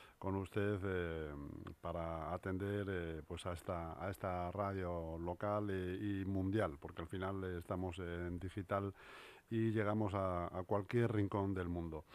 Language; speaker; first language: Spanish; native; Spanish